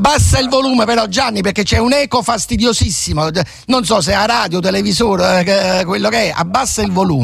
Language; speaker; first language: Italian; native; Italian